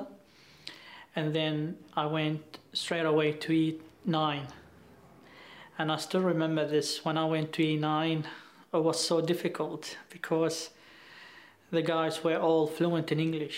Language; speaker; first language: English; non-native, fluent; Arabic